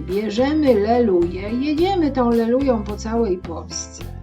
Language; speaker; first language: Polish; native; Polish